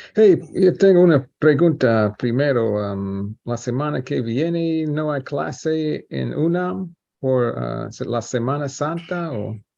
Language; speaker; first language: Spanish; non-native, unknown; English